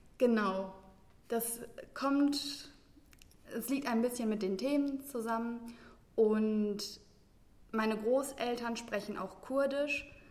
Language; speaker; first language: German; early bilingual, other home language; Turkish